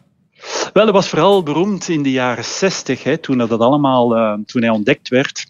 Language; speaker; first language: Dutch; native; Dutch